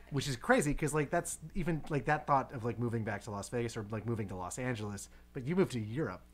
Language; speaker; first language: English; native; English